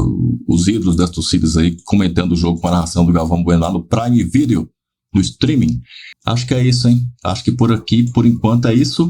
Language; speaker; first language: Portuguese; native; Portuguese